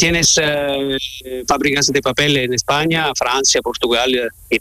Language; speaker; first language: Spanish; non-native, learner; Italian